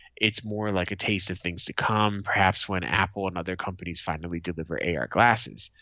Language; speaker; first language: English; native; English